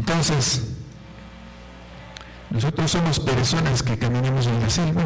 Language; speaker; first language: Spanish; non-native, local second language; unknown